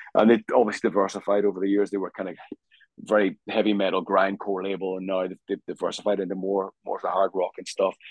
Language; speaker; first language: English; native; English